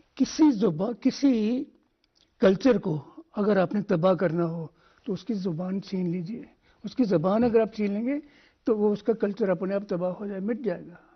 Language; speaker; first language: Hindi; non-native, local second language; Dogri